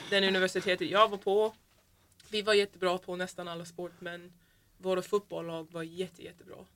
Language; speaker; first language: Swedish; non-native, learner; English